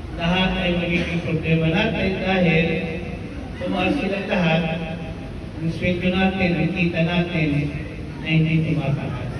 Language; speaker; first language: Filipino; non-native, local second language; Waray